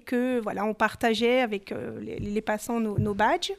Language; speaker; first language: French; native; French